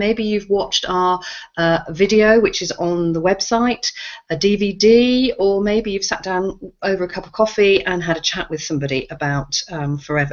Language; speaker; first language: English; native; English